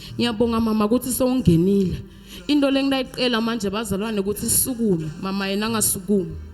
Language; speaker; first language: Zulu; non-native, local second language; Swati